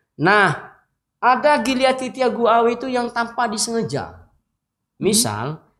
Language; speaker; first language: Indonesian; non-native, local second language; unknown